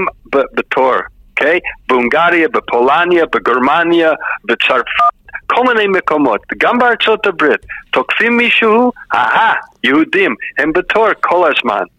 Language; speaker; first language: Hebrew; non-native, fluent; English